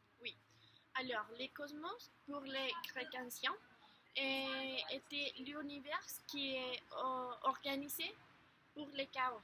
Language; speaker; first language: French; non-native, learner; Spanish